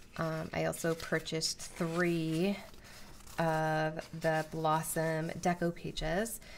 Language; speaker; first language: English; native; English